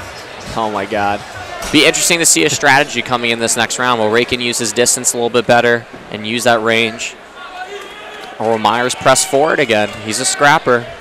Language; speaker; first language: English; native; English